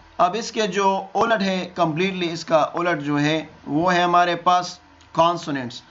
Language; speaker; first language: Urdu; non-native, local second language; Pashto